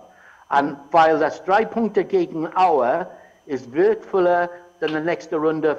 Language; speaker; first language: German; non-native, fluent; English